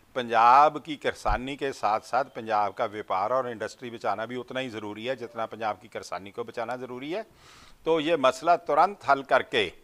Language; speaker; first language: Hindi; non-native, local second language; Punjabi